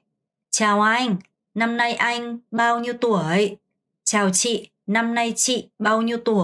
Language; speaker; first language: Vietnamese; non-native, fluent; Korean